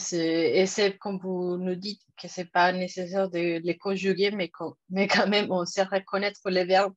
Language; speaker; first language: French; non-native, fluent; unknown